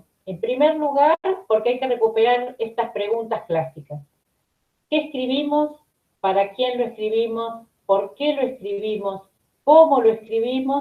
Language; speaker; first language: Spanish; native; Spanish